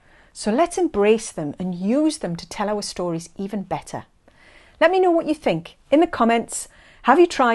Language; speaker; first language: English; native; English